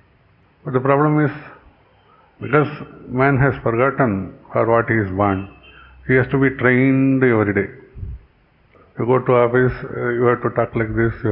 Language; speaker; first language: English; non-native, local second language; Kannada